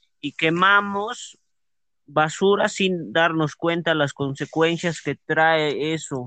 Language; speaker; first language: Spanish; native; Spanish